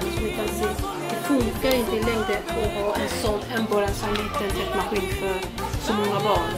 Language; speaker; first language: Swedish; non-native, fluent; Lingala